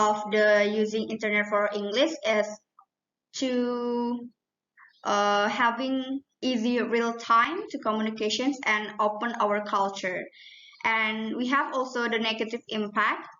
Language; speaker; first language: English; non-native, learner; Indonesian